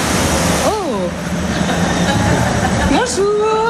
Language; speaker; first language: French; native; French